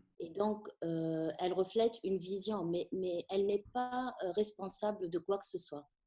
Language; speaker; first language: French; non-native, local second language; Arabic